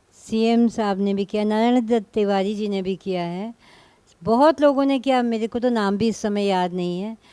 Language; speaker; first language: Hindi; native; Hindi